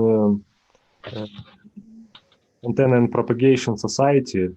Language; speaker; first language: English; non-native, learner; Ukrainian